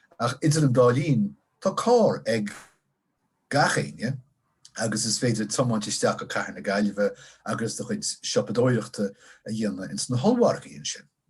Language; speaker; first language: Irish; non-native, local second language; English